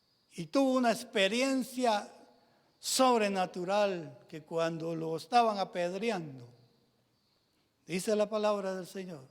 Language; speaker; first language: Spanish; native; Spanish